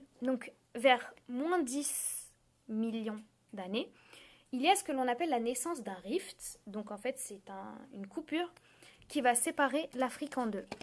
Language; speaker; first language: French; native; French